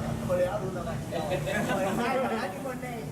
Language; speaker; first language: Japanese; non-native, fluent; Chinese